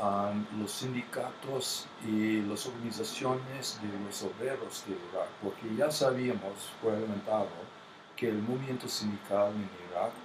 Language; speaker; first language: Spanish; non-native, fluent; English